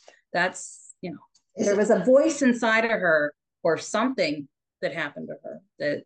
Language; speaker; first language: English; native; English